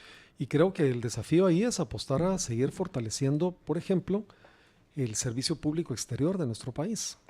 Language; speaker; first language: Spanish; native; Spanish